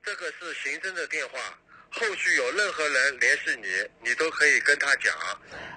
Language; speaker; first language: Chinese; native; Chinese